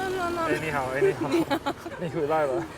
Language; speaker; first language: Chinese; non-native, learner; English